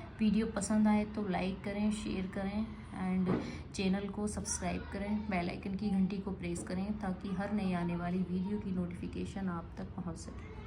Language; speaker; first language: Urdu; native; Urdu